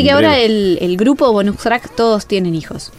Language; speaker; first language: Spanish; native; Spanish